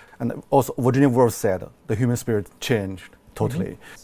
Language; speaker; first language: English; non-native, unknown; Chinese